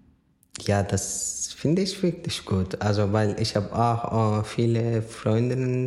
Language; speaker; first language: German; non-native, fluent; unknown